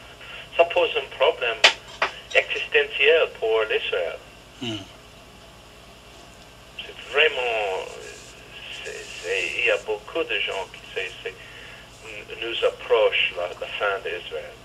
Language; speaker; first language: French; non-native, learner; English